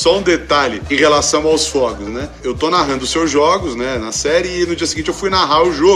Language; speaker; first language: Portuguese; native; Portuguese